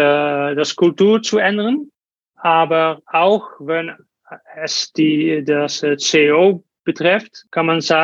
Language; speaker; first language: German; non-native, learner; Dutch